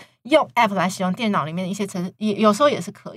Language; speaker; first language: Chinese; native; Chinese